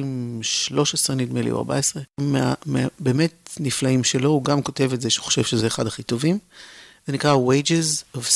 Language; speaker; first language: Hebrew; native; Hebrew